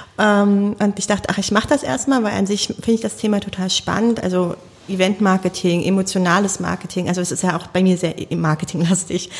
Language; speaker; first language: German; native; German